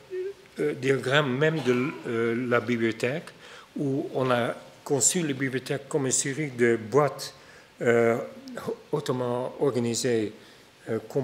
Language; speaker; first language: French; non-native, fluent; Dutch